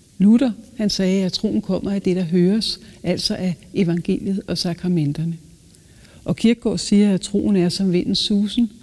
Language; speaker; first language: Danish; native; Danish